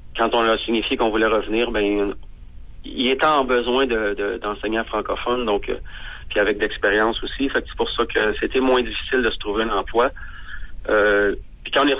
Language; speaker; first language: French; native; French